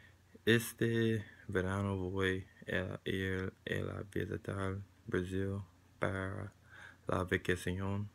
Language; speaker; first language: Spanish; non-native, learner; English